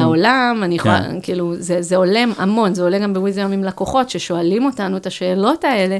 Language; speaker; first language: Hebrew; native; Hebrew